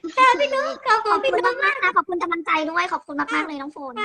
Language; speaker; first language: Thai; non-native, fluent; Burmese